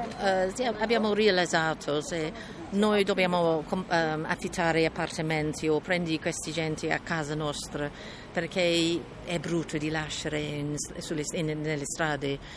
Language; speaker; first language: Italian; non-native, learner; English